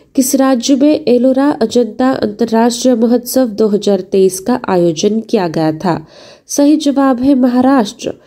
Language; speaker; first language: Hindi; non-native, local second language; Marathi